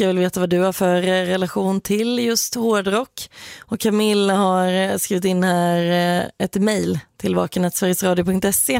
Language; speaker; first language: Swedish; native; Swedish